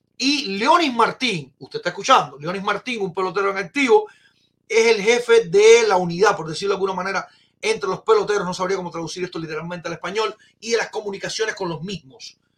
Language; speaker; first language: Spanish; native; Spanish